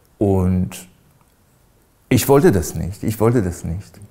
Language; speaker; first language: German; non-native, fluent; Hebrew